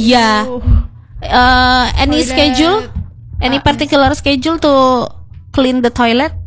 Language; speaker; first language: English; non-native, learner; Indonesian